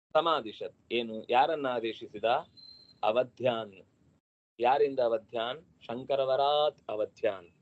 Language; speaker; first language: Kannada; non-native, local second language; Tulu